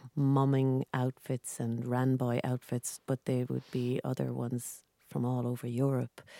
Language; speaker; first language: English; non-native, local second language; Irish